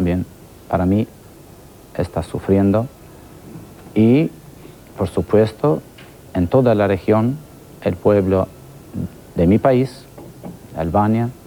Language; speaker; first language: Spanish; non-native, fluent; Albanian